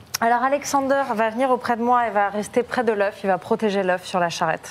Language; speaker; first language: French; native; French